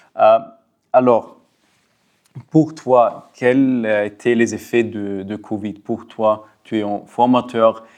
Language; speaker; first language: French; non-native, local second language; Swiss German